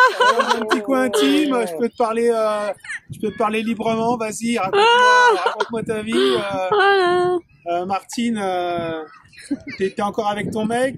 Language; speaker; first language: French; native; French